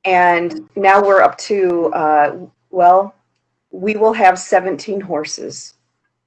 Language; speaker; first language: English; native; English